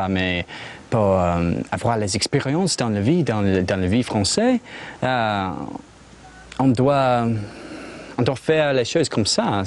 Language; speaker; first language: French; non-native, learner; English